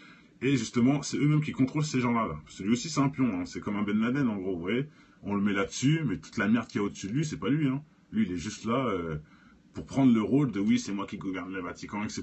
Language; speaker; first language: French; native; French